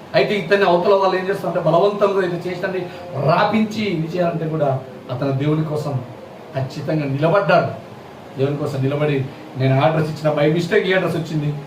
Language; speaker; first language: Telugu; non-native, local second language; Lambadi